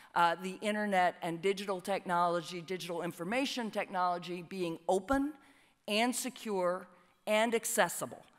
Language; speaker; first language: English; native; English